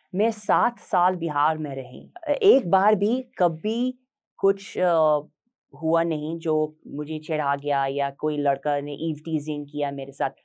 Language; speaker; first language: Hindi; non-native, fluent; English